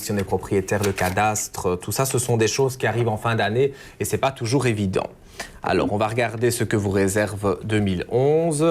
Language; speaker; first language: French; native; French